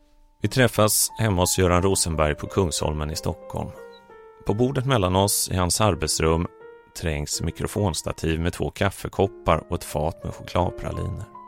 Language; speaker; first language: Swedish; native; Swedish